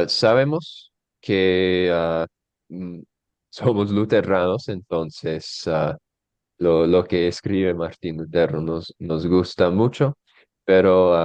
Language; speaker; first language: Spanish; non-native, fluent; English